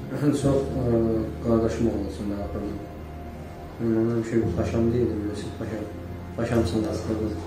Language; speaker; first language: Azerbaijani; native; Azerbaijani